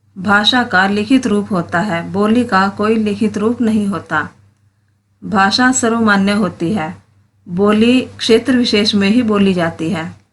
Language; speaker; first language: Hindi; native; Hindi